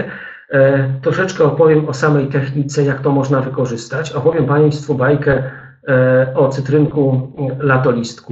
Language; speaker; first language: Polish; native; Polish